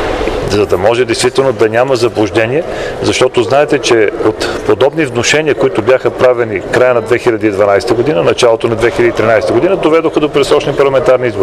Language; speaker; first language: Bulgarian; native; Bulgarian